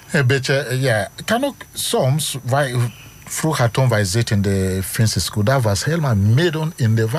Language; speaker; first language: Dutch; non-native, fluent; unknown